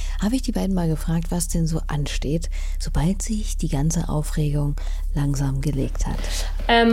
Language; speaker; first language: German; native; German